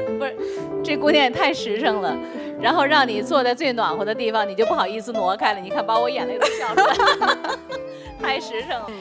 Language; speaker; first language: Chinese; native; Chinese